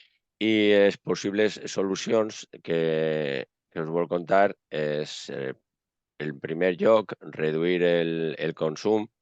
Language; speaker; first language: Catalan; non-native, local second language; Spanish